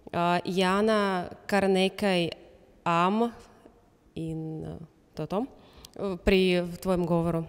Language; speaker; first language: Slovenian; non-native, fluent; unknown